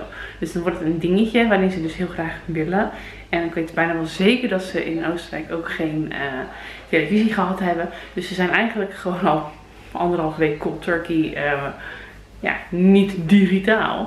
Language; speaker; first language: Dutch; native; Dutch